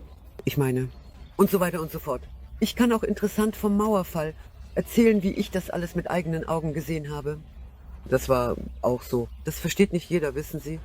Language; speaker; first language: German; non-native, fluent; Russian